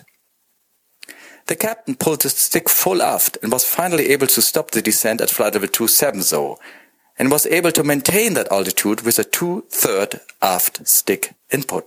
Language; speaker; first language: English; non-native, fluent; German